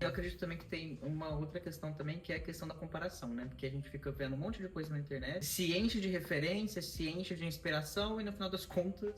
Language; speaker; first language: Portuguese; native; Portuguese